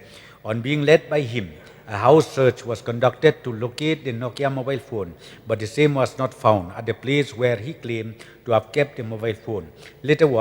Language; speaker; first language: English; non-native, local second language; Khasi